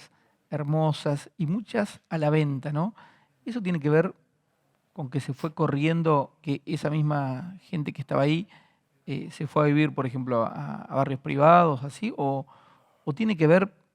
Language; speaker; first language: Spanish; native; Spanish